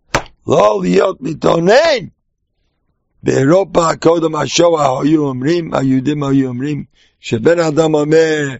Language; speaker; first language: Hebrew; non-native, fluent; English